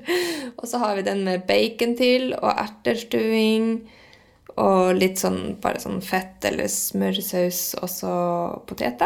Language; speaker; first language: Norwegian; native; Norwegian